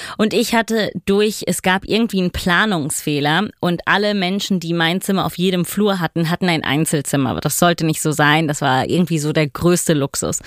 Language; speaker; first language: German; non-native, fluent; Italian